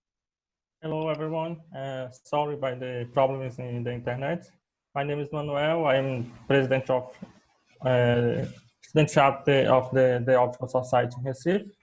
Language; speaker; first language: English; non-native, learner; Portuguese